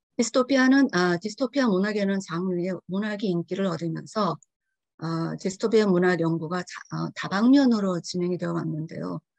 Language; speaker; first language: Korean; early bilingual, heritage; Korean